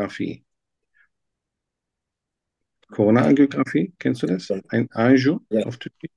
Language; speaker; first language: German; non-native, fluent; Turkish